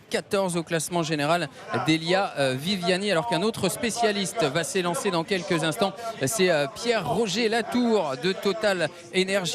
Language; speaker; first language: French; native; French